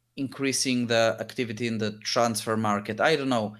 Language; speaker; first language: English; early bilingual, other home language; Hebrew